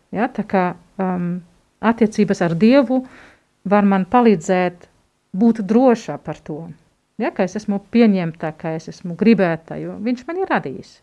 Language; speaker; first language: Latvian; non-native, fluent; German